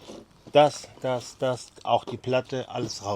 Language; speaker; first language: German; native; German